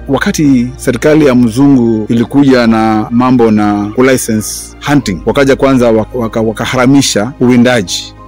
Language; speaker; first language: Swahili; non-native, local second language; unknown